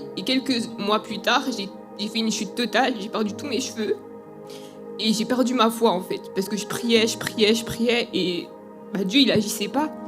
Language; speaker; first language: French; early bilingual, other home language; Spanish